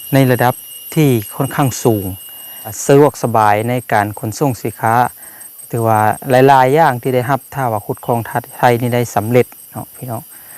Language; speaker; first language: Thai; native; Thai